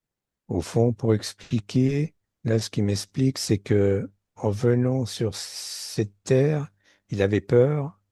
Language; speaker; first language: French; native; French